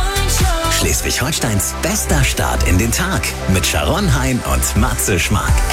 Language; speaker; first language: German; native; German